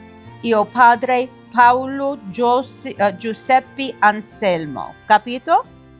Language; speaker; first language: Italian; non-native, learner; English